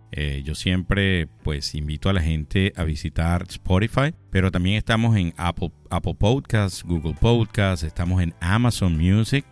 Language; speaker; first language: Spanish; native; Spanish